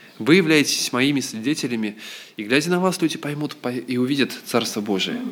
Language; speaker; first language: Russian; native; Russian